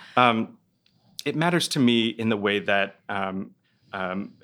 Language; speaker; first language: English; native; English